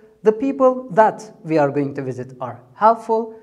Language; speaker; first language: English; non-native, fluent; Turkish